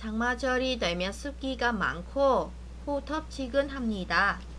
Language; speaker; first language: Korean; non-native, fluent; Vietnamese